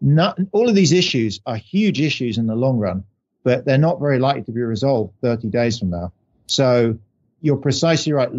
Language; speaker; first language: English; native; English